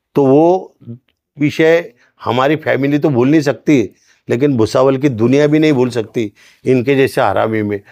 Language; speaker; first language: Hindi; non-native, local second language; Marathi